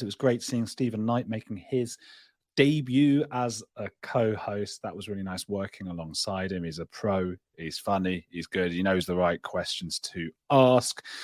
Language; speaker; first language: English; native; English